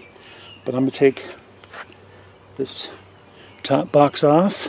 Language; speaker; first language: English; native; English